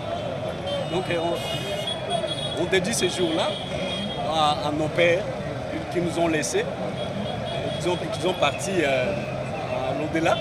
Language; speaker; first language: French; non-native, local second language; Lingala